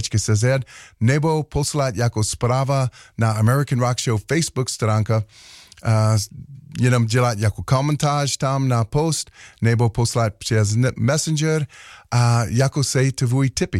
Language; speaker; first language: Czech; non-native, learner; English